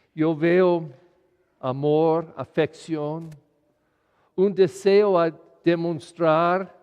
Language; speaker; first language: Spanish; non-native, fluent; English